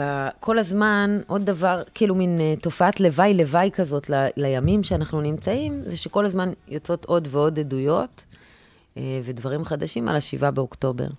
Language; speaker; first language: Hebrew; native; Hebrew